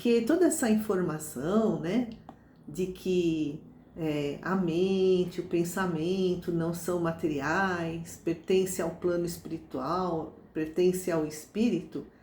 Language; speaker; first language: Portuguese; native; Portuguese